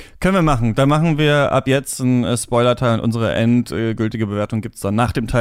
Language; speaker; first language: German; native; German